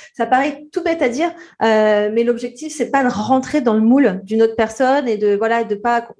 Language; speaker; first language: French; native; French